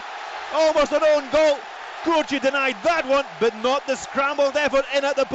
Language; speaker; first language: English; native; English